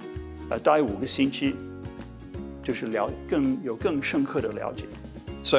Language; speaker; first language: Chinese; non-native, fluent; English